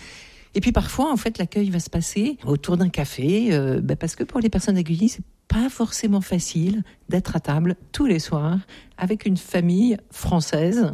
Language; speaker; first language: French; native; French